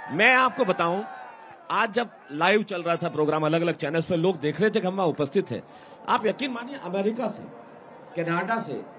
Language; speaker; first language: Hindi; native; Hindi